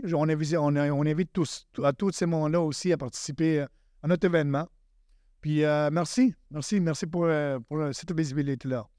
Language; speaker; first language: French; native; French